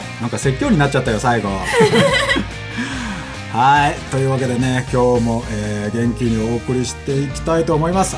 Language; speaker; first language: Japanese; native; Japanese